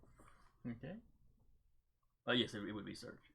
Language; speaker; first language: English; native; English